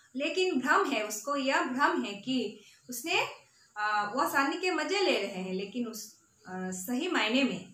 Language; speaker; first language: Hindi; non-native, local second language; Assamese